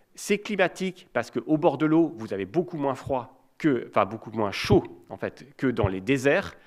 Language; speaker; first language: French; native; French